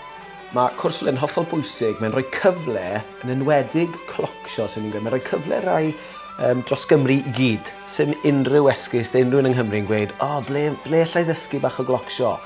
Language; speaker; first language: Welsh; native; Welsh